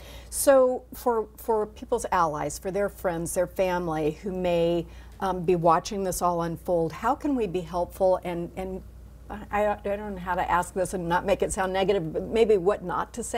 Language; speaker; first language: English; native; English